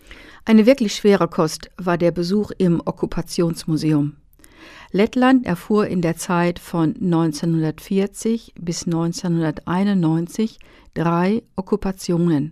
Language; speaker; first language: German; native; German